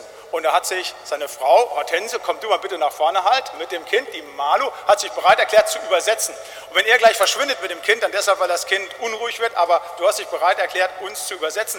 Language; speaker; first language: German; native; German